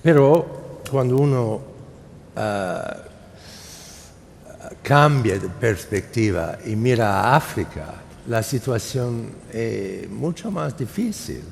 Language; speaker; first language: Spanish; non-native, fluent; English